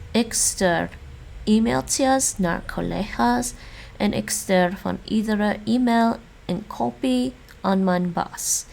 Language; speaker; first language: Dutch; non-native, learner; English